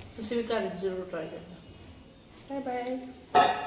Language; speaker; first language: Hindi; non-native, local second language; Punjabi